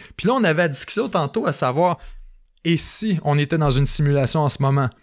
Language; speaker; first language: French; native; French